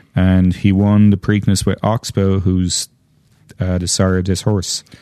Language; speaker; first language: English; native; English